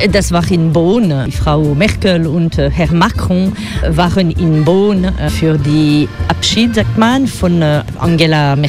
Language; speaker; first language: German; non-native, fluent; French